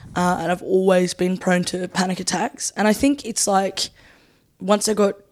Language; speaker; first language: English; native; English